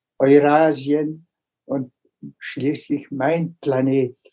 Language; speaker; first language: German; non-native, fluent; Mongolian